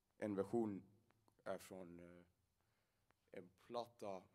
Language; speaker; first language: Swedish; non-native, fluent; English